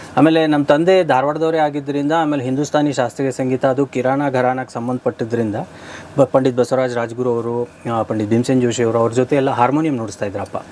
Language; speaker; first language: Kannada; native; Kannada